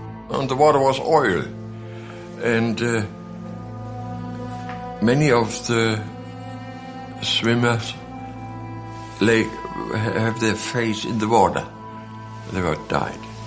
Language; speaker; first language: English; non-native, fluent; German